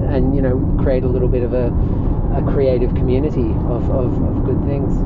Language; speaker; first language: English; native; English